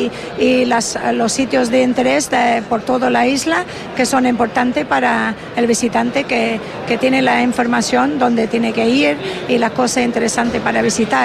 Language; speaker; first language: Spanish; non-native, fluent; English